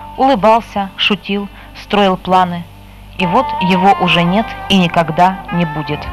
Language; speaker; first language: Russian; native; Russian